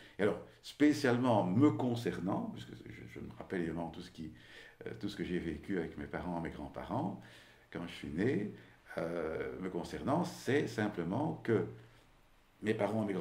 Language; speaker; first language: French; native; French